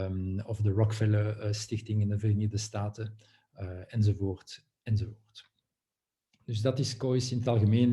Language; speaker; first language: Dutch; non-native, local second language; French